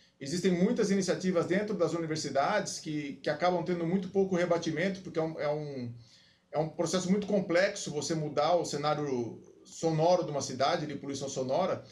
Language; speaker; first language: Portuguese; native; Portuguese